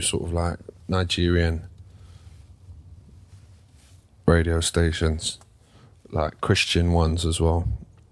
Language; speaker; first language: English; native; English